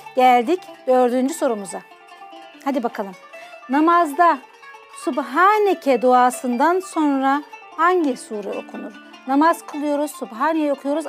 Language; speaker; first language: Turkish; native; Turkish